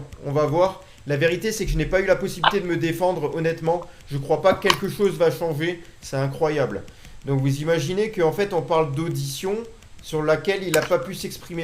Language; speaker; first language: French; native; French